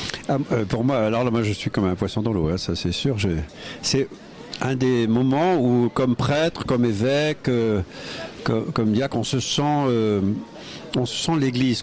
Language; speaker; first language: French; native; French